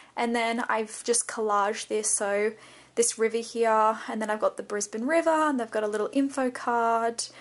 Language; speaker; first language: English; native; English